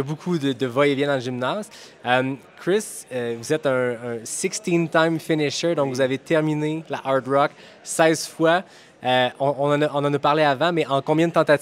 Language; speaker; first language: French; native; French